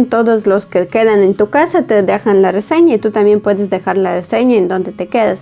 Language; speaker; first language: Spanish; non-native, fluent; Ukrainian